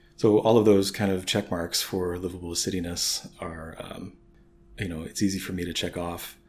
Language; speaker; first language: English; native; English